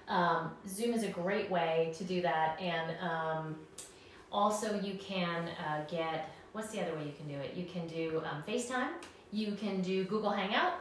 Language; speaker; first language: English; native; English